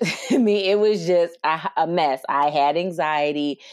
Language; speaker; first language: English; native; English